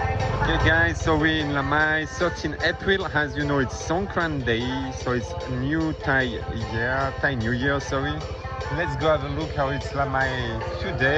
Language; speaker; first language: English; non-native, fluent; French